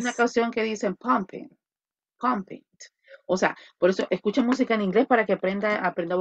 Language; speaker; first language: Spanish; native; Spanish